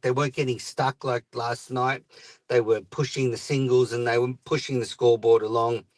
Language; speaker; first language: English; native; English